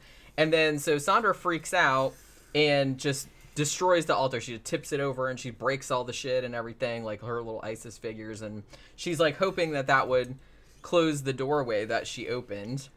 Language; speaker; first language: English; native; English